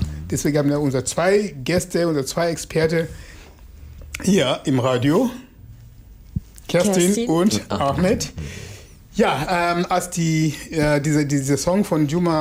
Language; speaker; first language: German; non-native, fluent; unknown